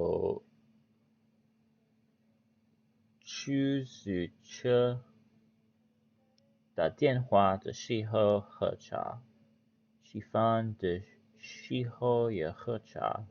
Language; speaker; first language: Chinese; non-native, learner; English